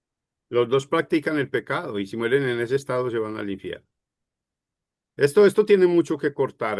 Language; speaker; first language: Spanish; native; Spanish